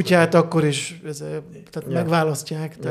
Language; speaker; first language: Hungarian; native; Hungarian